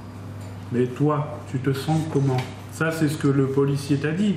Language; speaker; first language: French; native; French